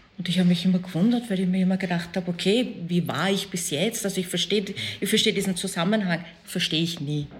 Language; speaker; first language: German; early bilingual, other home language; Persian